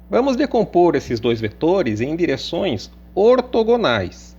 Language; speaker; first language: Portuguese; native; Portuguese